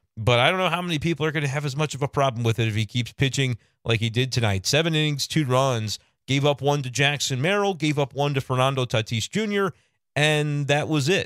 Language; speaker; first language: English; native; English